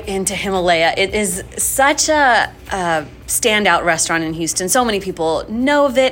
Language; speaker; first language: English; native; English